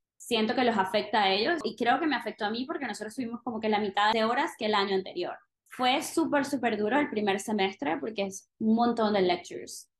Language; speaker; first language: Spanish; native; Spanish